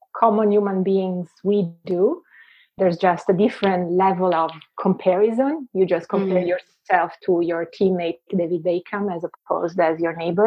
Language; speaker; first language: English; non-native, fluent; Italian